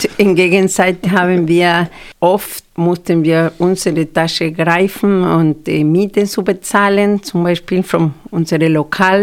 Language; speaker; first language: German; non-native, fluent; Spanish